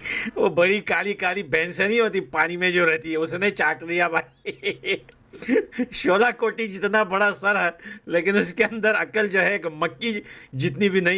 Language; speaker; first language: Hindi; native; Hindi